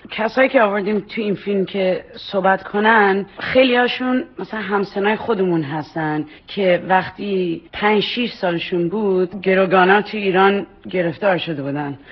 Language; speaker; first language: Persian; early bilingual, heritage; Persian